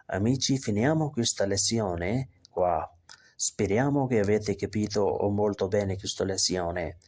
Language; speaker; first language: Italian; non-native, learner; Hindi